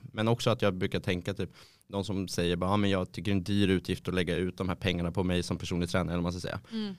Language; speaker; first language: Swedish; native; Swedish